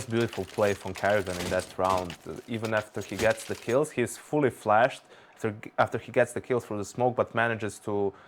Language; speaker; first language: English; non-native, fluent; Danish